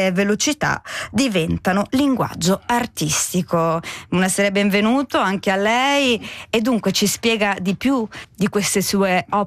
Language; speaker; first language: Italian; native; Italian